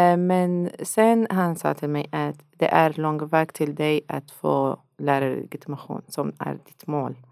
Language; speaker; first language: Swedish; non-native, learner; Arabic